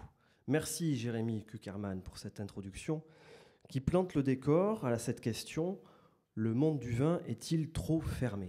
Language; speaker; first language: French; native; French